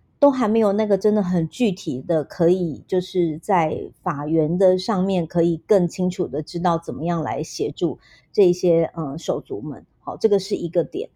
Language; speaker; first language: Chinese; native; Chinese